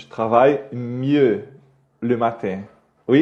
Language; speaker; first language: French; non-native, fluent; Portuguese